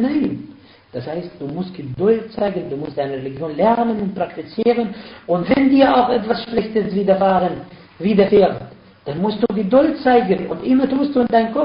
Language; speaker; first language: German; non-native, fluent; Arabic